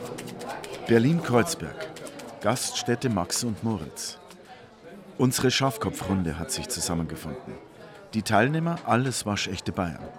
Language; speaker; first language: German; native; German